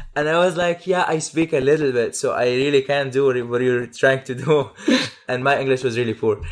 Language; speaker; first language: English; non-native, fluent; Arabic